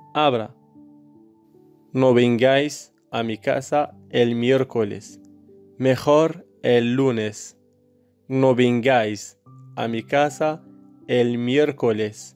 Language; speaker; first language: Spanish; non-native, learner; Arabic